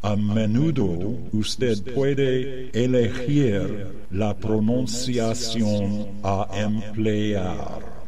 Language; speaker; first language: Spanish; non-native, learner; English